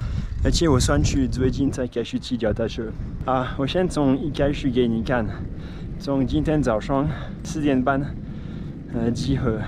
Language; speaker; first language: Chinese; non-native, fluent; French